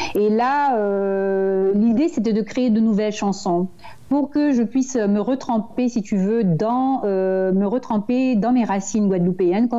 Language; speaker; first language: French; native; French